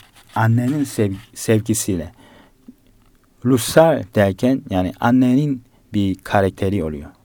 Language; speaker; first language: Turkish; non-native, learner; Korean